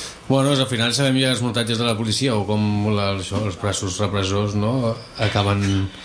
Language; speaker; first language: Catalan; native; Catalan